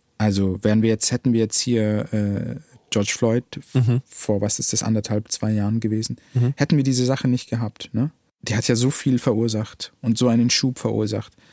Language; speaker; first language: German; early bilingual, other home language; Arabic